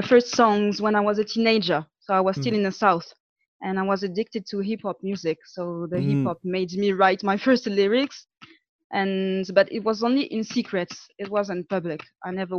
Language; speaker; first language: English; non-native, fluent; French